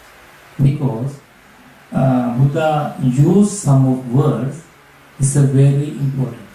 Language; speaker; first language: English; non-native, learner; Sinhala